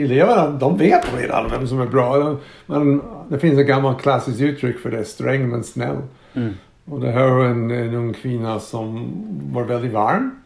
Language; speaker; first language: Swedish; non-native, fluent; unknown